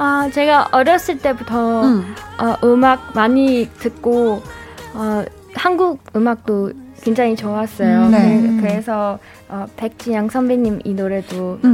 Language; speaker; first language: Korean; non-native, learner; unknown